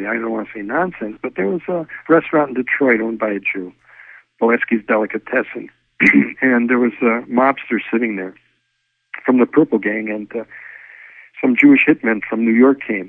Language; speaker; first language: English; early bilingual, other home language; Yiddish